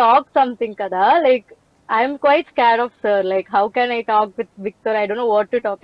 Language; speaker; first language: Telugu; non-native, learner; Tamil